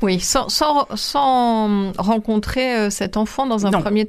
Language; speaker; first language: French; native; French